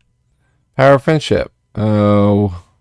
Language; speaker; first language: English; native; English